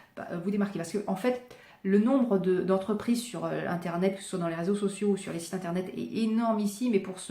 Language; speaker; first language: French; native; French